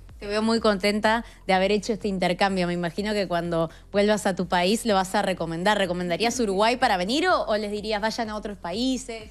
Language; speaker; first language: Spanish; native; Spanish